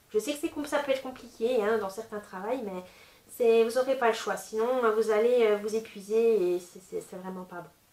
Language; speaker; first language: French; native; French